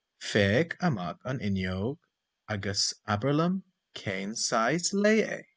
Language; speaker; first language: Irish; non-native, local second language; English